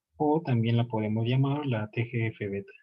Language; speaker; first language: Spanish; native; Spanish